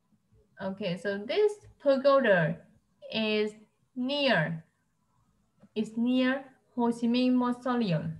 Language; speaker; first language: English; non-native, fluent; Vietnamese